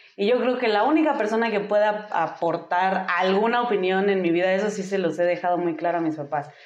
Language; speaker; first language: Spanish; early bilingual, heritage; Spanish